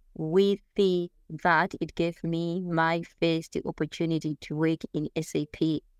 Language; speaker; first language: English; non-native, local second language; Shona